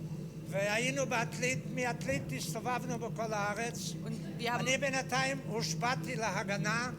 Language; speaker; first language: Hebrew; non-native, fluent; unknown